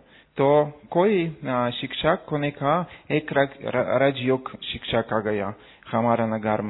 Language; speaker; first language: Hindi; non-native, learner; Russian